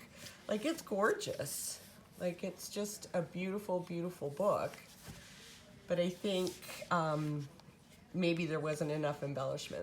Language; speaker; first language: English; native; English